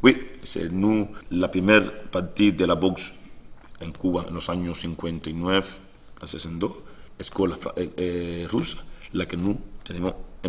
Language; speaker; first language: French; non-native, learner; Spanish